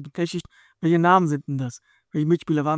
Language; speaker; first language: German; native; German